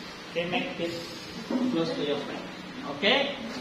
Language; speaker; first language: English; non-native, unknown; Indonesian